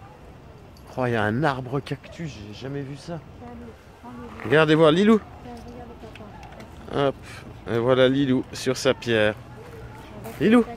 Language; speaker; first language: French; native; French